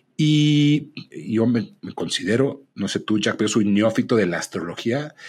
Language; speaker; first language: Spanish; native; Spanish